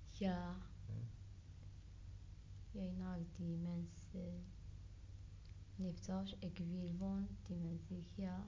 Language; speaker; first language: Dutch; non-native, learner; Arabic